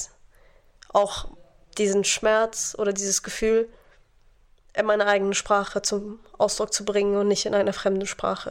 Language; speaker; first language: German; non-native, fluent; Arabic